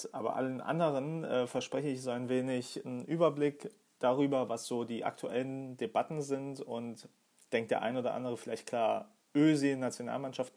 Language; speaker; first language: German; native; German